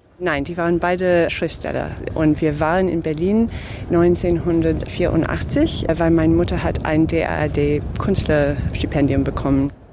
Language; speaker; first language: German; non-native, fluent; English